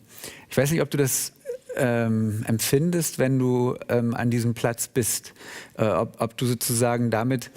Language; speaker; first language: German; native; German